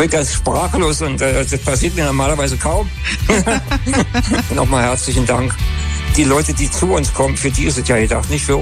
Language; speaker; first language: German; native; German